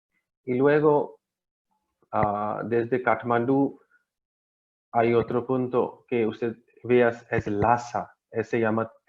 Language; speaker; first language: Spanish; non-native, learner; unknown